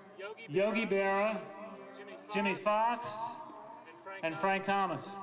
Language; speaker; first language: English; native; English